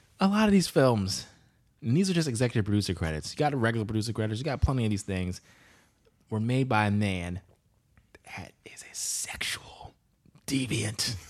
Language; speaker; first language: English; native; English